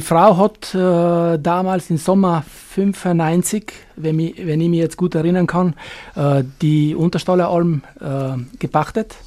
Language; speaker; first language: German; non-native, fluent; Albanian